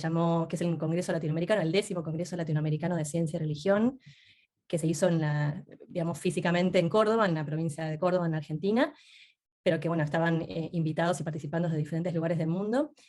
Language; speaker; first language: Spanish; native; Spanish